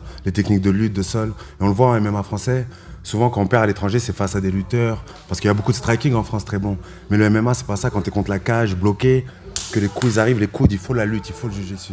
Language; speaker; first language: French; native; French